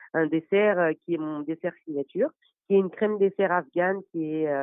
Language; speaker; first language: French; non-native, fluent; Persian